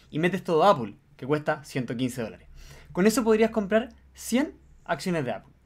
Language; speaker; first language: Spanish; native; Spanish